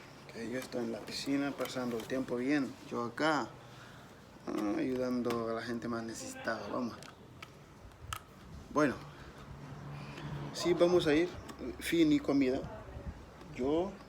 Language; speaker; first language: Spanish; non-native, learner; Wolof